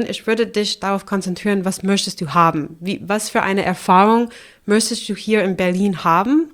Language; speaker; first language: German; non-native, fluent; English